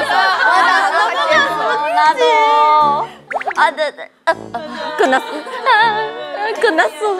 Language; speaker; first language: Korean; non-native, fluent; Japanese